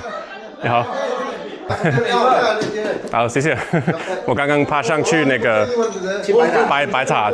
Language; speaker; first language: Chinese; non-native, fluent; English